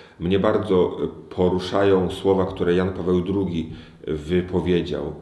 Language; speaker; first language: Polish; native; Polish